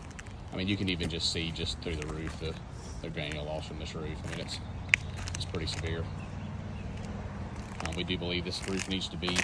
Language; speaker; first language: English; native; English